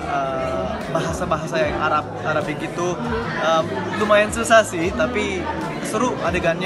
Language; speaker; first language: Indonesian; early bilingual, heritage; English